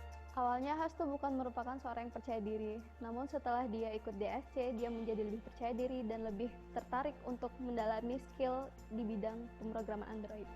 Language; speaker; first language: Indonesian; native; Indonesian